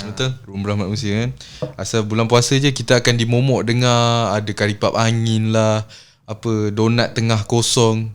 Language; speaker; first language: Malay; native; Malay